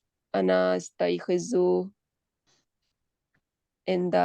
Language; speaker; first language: Arabic; non-native, learner; Urdu